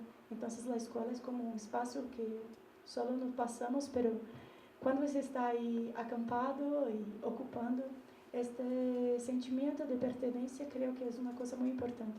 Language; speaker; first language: Spanish; non-native, learner; Portuguese